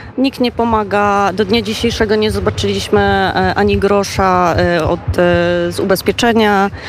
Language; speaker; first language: Polish; native; Polish